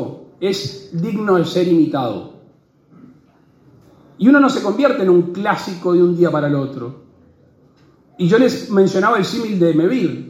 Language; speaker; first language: Spanish; native; Spanish